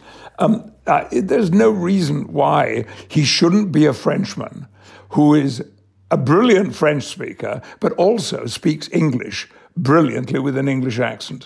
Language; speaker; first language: English; native; English